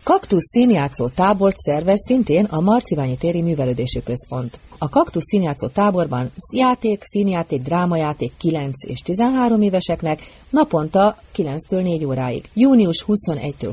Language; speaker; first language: Hungarian; native; Hungarian